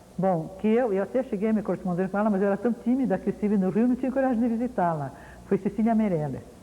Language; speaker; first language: Portuguese; early bilingual, other home language; Ukrainian